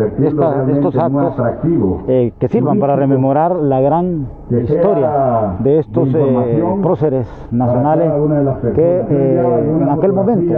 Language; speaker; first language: Spanish; native; Spanish